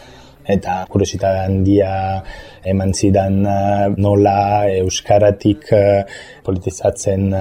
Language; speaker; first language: Basque; non-native, fluent; Italian